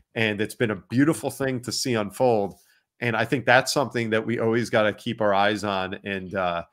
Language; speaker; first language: English; native; English